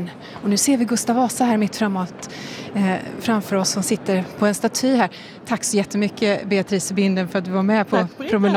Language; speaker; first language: Swedish; native; Swedish